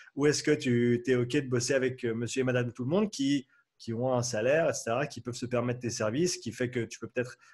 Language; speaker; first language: French; native; French